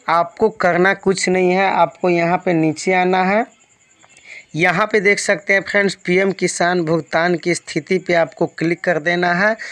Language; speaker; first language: Hindi; native; Hindi